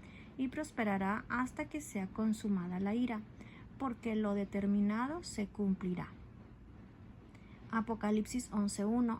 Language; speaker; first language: Spanish; native; Spanish